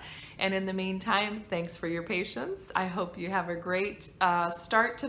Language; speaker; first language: English; native; English